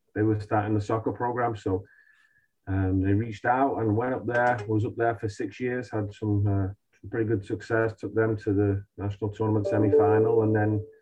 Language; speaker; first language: English; native; English